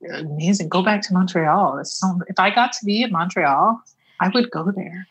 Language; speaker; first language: English; early bilingual, other home language; Persian